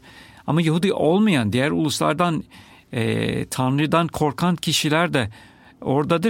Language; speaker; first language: Turkish; non-native, fluent; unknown